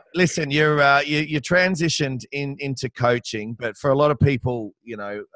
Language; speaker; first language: English; native; English